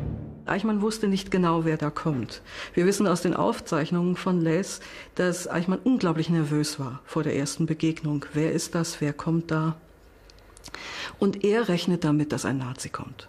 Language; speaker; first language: German; native; German